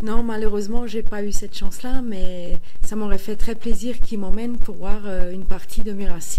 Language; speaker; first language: French; native; French